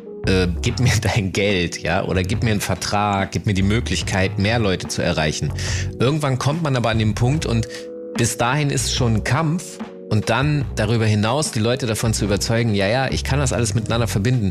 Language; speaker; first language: German; native; German